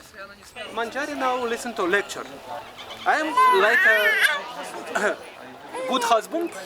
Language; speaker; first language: English; non-native, learner; Russian